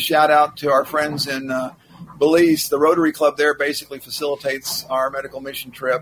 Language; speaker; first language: English; native; English